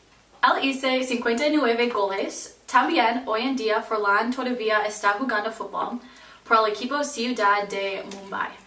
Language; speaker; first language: Spanish; non-native, learner; English